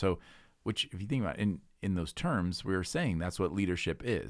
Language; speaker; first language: English; native; English